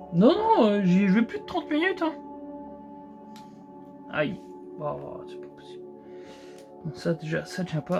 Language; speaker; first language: French; native; French